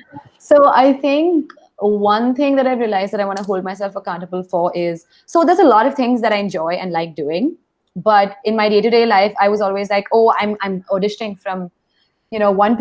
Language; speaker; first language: English; non-native, local second language; Hindi